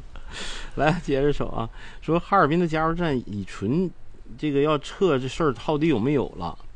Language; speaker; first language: Chinese; native; Chinese